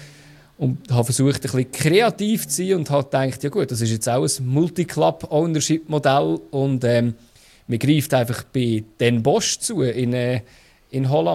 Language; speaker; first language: German; native; German